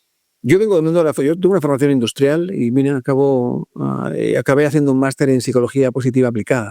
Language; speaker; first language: Spanish; native; Spanish